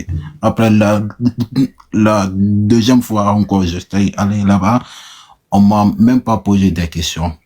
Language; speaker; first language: French; non-native, local second language; Susu